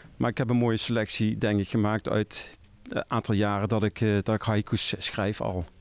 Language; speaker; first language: Dutch; native; Dutch